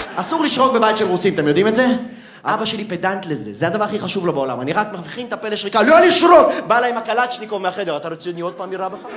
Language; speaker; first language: Hebrew; early bilingual, other home language; Russian